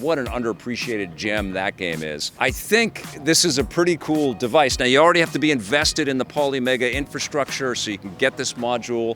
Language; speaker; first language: English; native; English